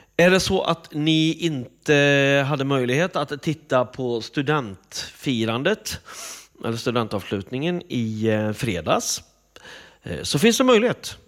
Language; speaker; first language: Swedish; native; Swedish